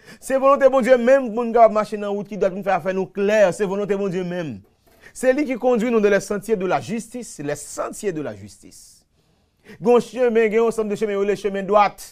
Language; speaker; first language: French; non-native, local second language; Haitian Creole